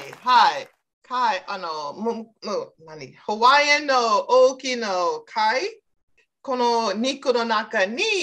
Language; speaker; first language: Japanese; non-native, learner; English